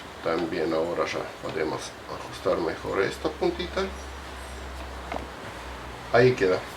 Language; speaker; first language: Spanish; non-native, fluent; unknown